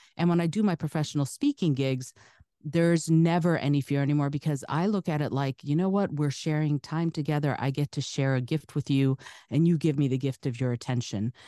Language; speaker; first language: English; early bilingual, other home language; Russian